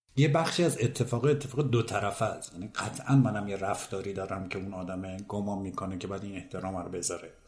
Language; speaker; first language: Persian; native; Persian